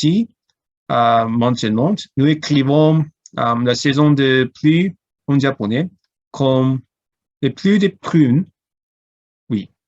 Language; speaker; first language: French; non-native, learner; Cantonese